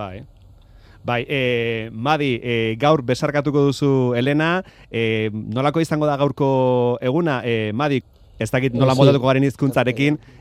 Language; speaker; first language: Basque; native; Basque